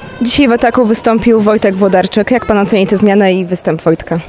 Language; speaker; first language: Polish; native; Polish